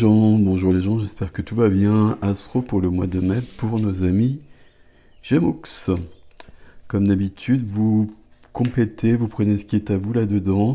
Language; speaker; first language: French; native; French